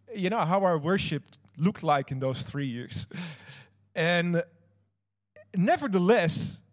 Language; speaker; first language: English; non-native, fluent; Dutch